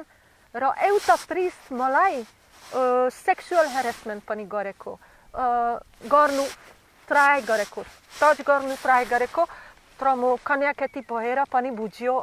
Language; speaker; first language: Nepali; non-native, learner; Slovak